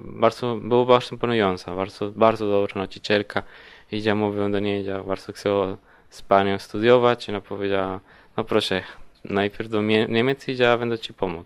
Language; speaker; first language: Polish; non-native, learner; Spanish